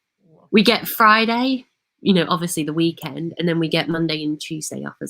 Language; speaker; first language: English; native; English